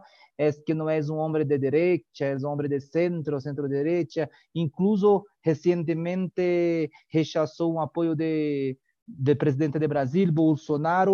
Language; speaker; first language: Spanish; non-native, learner; Portuguese